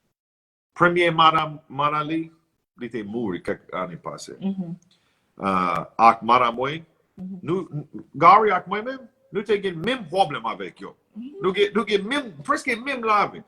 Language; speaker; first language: Haitian Creole; non-native, learner; English